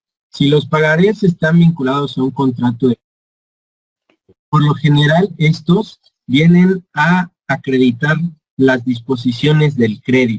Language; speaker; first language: Spanish; native; Spanish